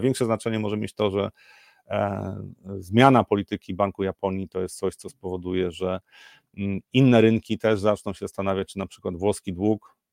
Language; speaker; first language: Polish; native; Polish